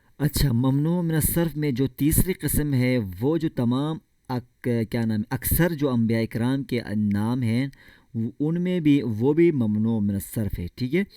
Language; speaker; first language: Urdu; native; Urdu